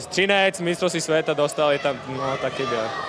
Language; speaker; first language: Czech; non-native, learner; Latvian